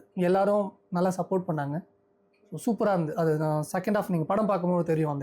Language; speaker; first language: Tamil; native; Tamil